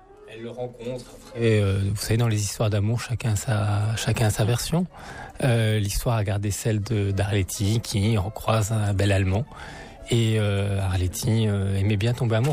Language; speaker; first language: French; native; French